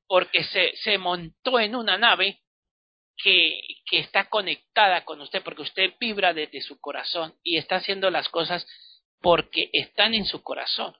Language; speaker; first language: Spanish; native; Spanish